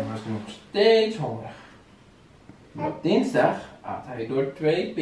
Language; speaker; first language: Dutch; native; Dutch